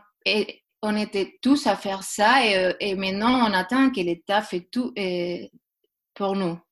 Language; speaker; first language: French; non-native, learner; Spanish